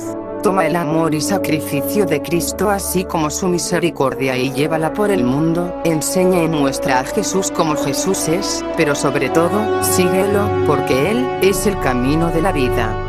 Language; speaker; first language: Spanish; native; Spanish